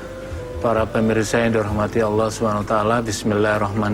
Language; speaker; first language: Indonesian; native; Indonesian